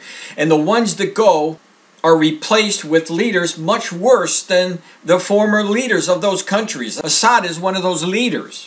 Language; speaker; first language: English; native; English